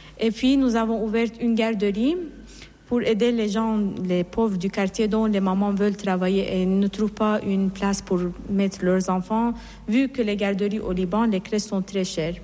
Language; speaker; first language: French; non-native, fluent; Persian